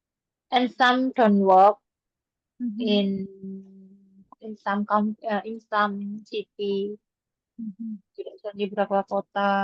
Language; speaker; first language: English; non-native, learner; Indonesian